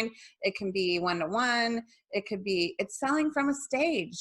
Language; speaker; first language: English; native; English